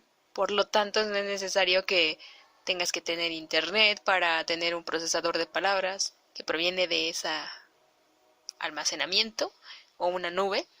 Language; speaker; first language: Spanish; native; Spanish